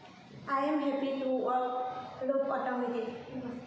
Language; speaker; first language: Hindi; non-native, local second language; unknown